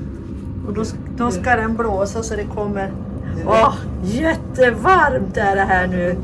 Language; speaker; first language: Swedish; native; Swedish